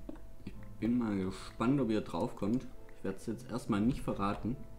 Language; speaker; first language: German; native; German